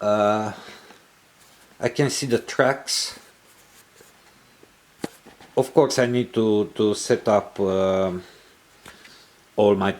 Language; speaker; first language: English; non-native, learner; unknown